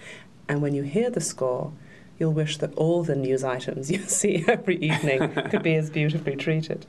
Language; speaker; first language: English; native; English